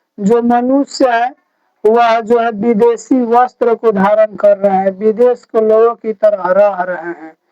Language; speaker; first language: Hindi; native; Hindi